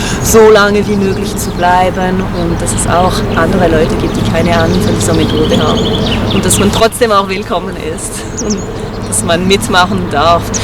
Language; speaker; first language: German; non-native, fluent; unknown